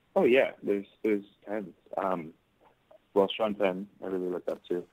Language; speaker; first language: English; native; English